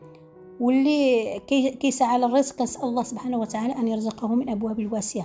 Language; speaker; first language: Arabic; native; Arabic